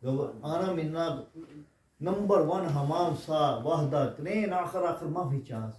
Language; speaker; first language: Arabic; non-native, learner; Urdu